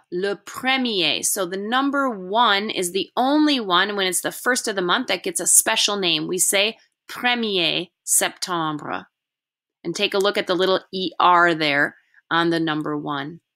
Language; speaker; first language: English; native; English